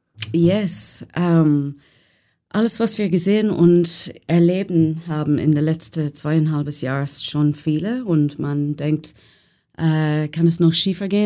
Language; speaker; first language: German; non-native, learner; English